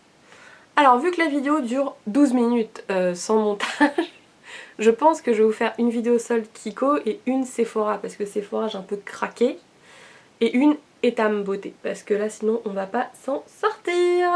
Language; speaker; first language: French; native; French